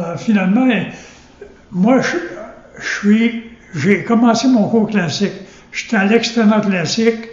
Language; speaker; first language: French; native; French